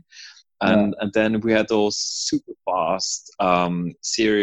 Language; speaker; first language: English; non-native, fluent; German